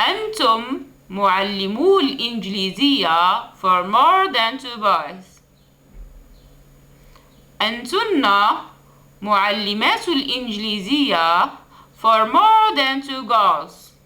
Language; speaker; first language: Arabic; native; Arabic